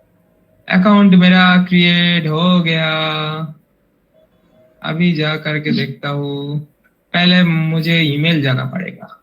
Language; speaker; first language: Hindi; non-native, fluent; Bangla